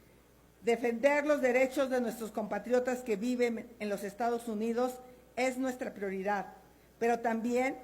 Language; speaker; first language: Spanish; native; Spanish